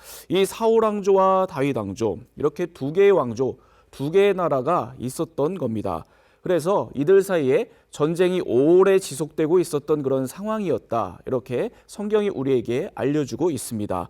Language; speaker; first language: Korean; native; Korean